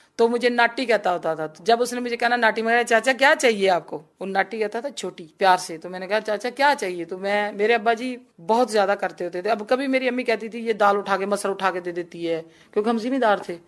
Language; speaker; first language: Urdu; non-native, local second language; Punjabi